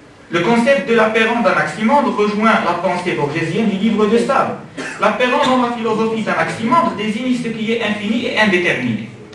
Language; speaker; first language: French; non-native, local second language; Arabic